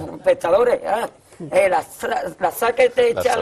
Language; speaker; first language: Spanish; native; Spanish